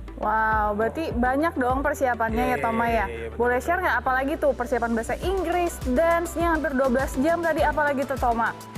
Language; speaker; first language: Indonesian; native; Indonesian